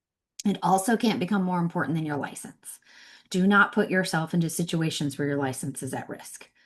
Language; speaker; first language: English; native; English